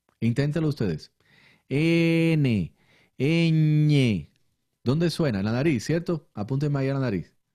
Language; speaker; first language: Spanish; native; Spanish